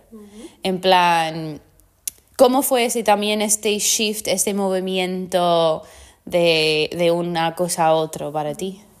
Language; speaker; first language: Spanish; non-native, fluent; English